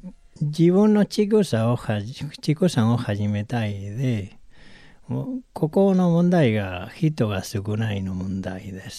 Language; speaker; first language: Japanese; non-native, learner; Spanish